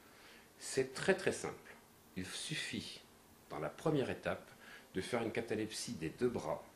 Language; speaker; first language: French; native; French